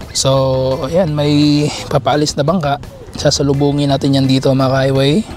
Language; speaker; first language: Filipino; non-native, local second language; Cebuano